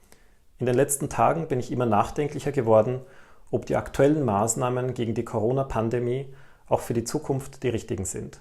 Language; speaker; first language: German; native; German